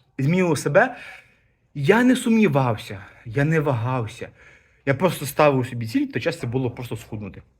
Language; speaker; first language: Ukrainian; native; Ukrainian